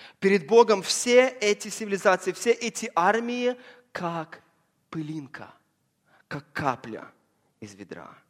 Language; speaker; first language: Russian; early bilingual, heritage; Russian